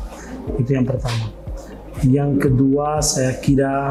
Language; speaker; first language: Indonesian; non-native, fluent; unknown